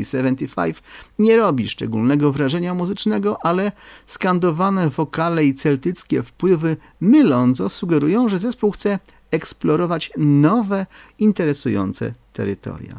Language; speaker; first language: Polish; native; Polish